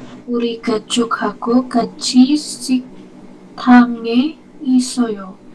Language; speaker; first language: Korean; non-native, learner; Indonesian